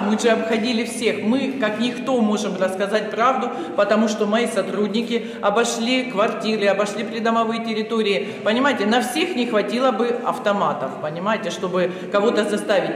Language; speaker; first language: Russian; native; Russian